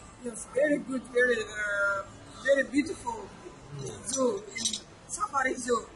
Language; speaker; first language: English; non-native, learner; Russian